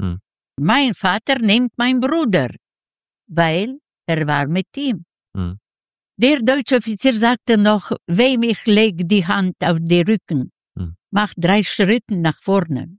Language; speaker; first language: German; non-native, learner; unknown